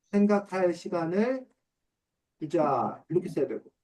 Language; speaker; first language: Korean; native; Korean